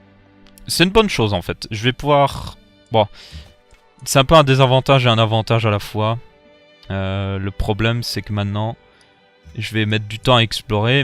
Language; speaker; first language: French; native; French